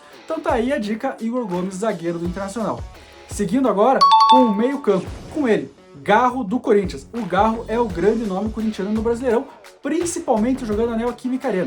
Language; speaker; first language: Portuguese; native; Portuguese